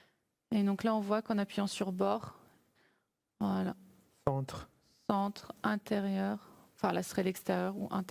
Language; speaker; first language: French; native; French